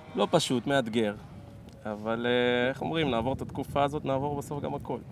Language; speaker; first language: Hebrew; native; Hebrew